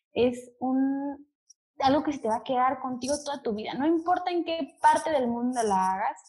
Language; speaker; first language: Spanish; native; Spanish